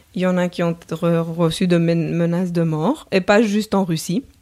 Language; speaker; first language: French; non-native, fluent; Romanian